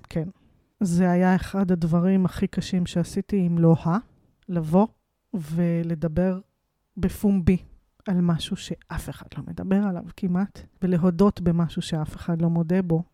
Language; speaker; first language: Hebrew; native; Hebrew